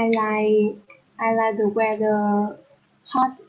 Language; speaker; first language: English; non-native, learner; Vietnamese